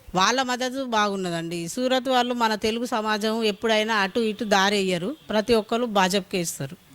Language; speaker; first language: Telugu; native; Telugu